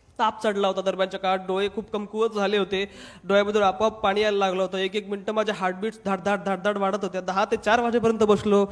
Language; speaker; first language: Marathi; non-native, local second language; Hindi